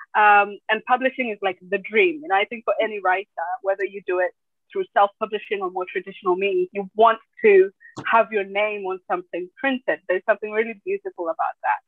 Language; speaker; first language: English; early bilingual, other home language; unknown